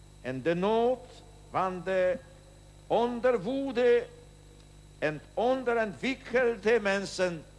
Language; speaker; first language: Dutch; non-native, learner; Polish